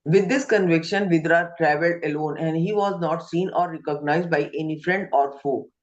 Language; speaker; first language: English; non-native, local second language; Hindi